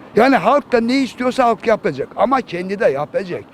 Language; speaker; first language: Turkish; native; Turkish